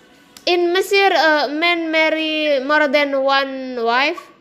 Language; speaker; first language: English; non-native, learner; Indonesian